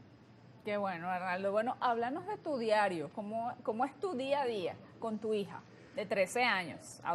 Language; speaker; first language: Spanish; native; Spanish